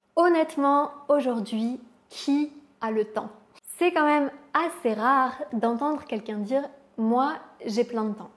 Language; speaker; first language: French; native; French